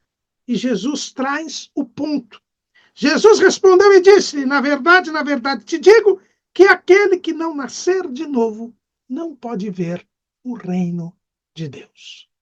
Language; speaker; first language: Portuguese; native; Portuguese